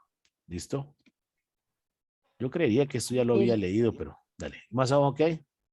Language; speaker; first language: Spanish; native; Spanish